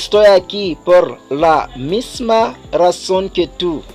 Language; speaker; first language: Spanish; non-native, fluent; Haitian Creole